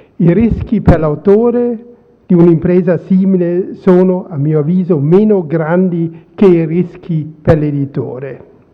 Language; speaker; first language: Italian; non-native, fluent; German